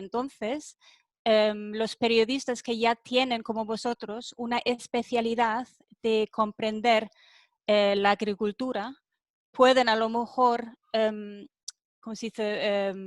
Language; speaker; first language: Spanish; non-native, fluent; German